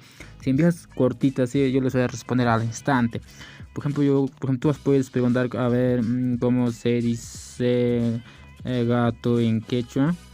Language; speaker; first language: Spanish; non-native, local second language; Quechua